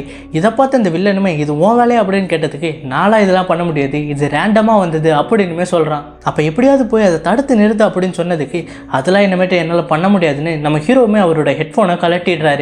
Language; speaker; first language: Tamil; native; Tamil